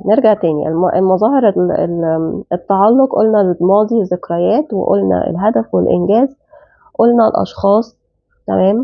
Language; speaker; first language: Arabic; native; Arabic